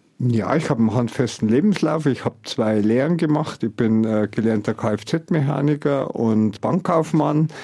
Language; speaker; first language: German; native; German